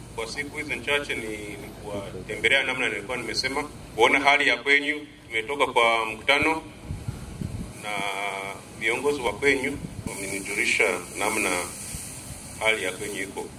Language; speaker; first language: Swahili; non-native, local second language; Nyankole